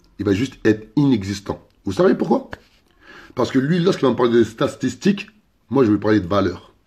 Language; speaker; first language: French; early bilingual, other home language; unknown